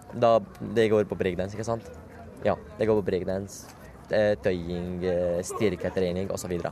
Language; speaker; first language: Norwegian; non-native, fluent; Arabic